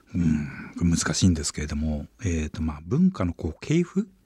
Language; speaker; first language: Japanese; native; Japanese